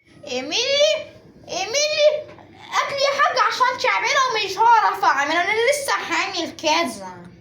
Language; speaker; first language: Arabic; native; Arabic